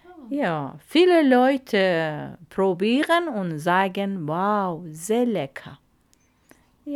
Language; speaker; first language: German; non-native, learner; Arabic